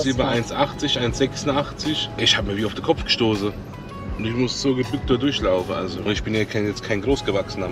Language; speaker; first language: German; native; German